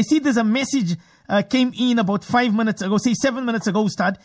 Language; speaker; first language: English; native; English